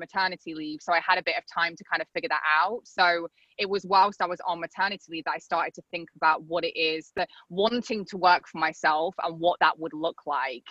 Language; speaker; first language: English; native; English